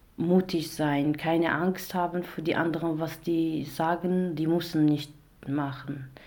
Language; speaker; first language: German; non-native, fluent; Arabic